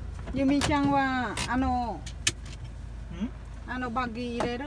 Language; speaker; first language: Japanese; non-native, learner; Khmer